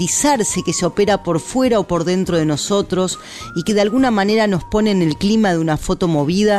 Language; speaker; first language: Spanish; native; Spanish